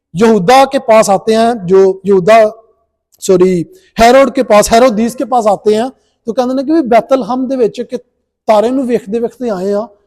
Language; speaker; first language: Urdu; non-native, local second language; Punjabi